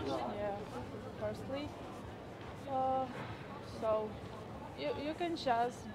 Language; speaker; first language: English; non-native, learner; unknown